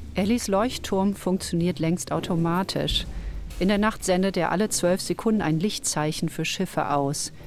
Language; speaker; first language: German; native; German